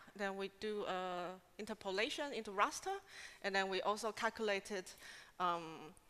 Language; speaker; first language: English; non-native, fluent; Chinese